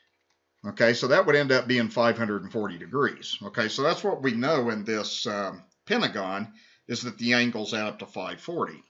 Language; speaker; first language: English; native; English